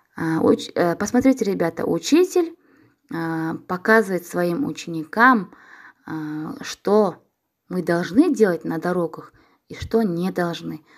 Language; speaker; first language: Russian; non-native, local second language; Kazakh